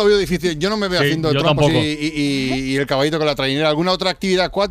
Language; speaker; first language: Spanish; native; Spanish